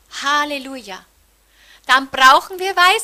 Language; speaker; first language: German; native; German